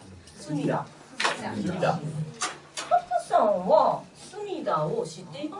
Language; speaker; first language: Japanese; non-native, fluent; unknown